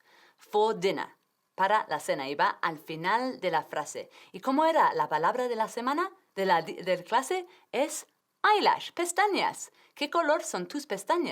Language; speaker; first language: Spanish; non-native, fluent; English